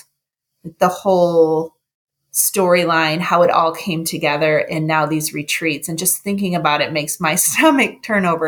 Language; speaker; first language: English; native; English